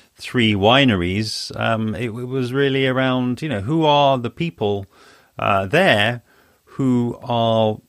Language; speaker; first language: English; native; English